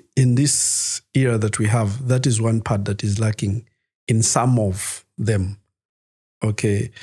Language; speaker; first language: English; non-native, local second language; Nyanja